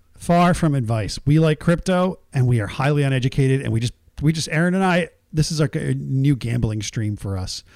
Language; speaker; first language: English; native; English